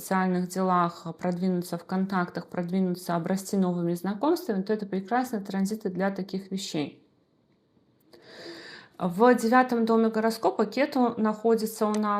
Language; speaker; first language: Russian; native; Russian